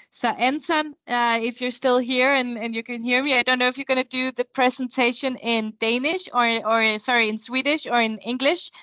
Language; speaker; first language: English; non-native, fluent; Danish